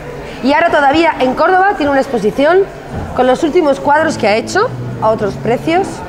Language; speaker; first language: Spanish; native; Spanish